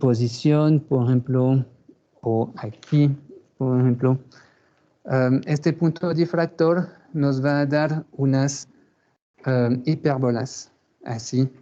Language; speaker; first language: Spanish; non-native, fluent; French